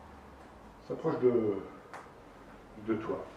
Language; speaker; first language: French; native; French